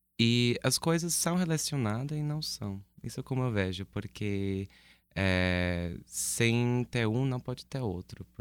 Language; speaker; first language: Portuguese; non-native, fluent; English